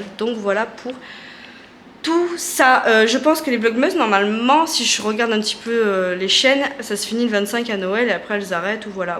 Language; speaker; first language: French; native; French